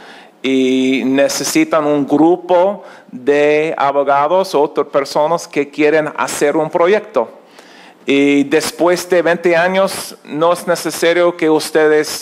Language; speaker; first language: Spanish; non-native, learner; English